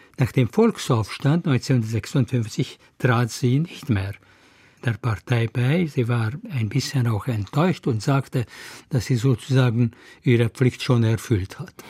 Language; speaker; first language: German; non-native, fluent; Hungarian